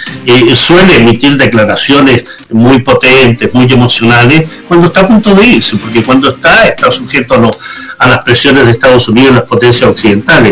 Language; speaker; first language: Spanish; native; Spanish